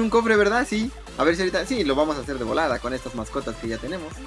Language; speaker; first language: Spanish; native; Spanish